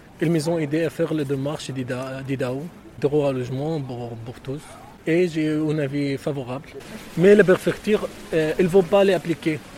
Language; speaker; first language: French; non-native, learner; Arabic